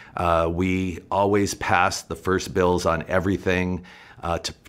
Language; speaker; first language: English; native; English